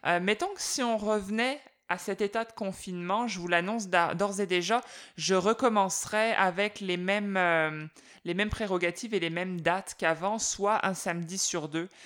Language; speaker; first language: French; native; French